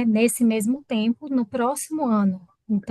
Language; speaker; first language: Portuguese; native; Portuguese